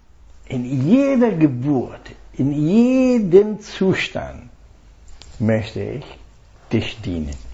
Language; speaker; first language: German; non-native, fluent; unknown